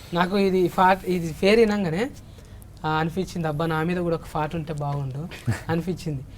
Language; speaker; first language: Telugu; native; Telugu